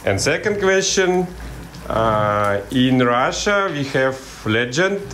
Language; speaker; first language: English; non-native, learner; Russian